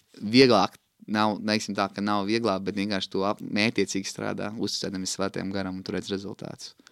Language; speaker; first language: Latvian; native; Latvian